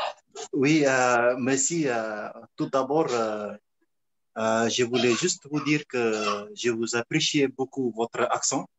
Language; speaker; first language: French; non-native, fluent; Fijian